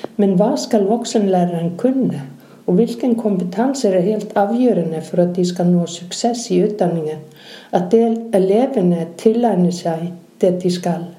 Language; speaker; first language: Norwegian; non-native, fluent; Icelandic